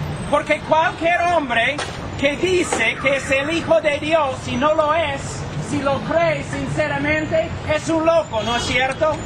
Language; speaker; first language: Spanish; non-native, fluent; English